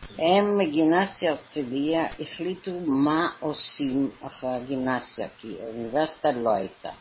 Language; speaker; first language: Hebrew; native; Hebrew